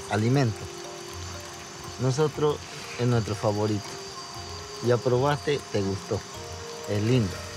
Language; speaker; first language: Spanish; non-native, local second language; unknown